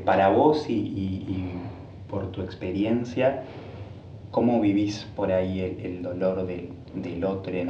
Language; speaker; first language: Spanish; native; Spanish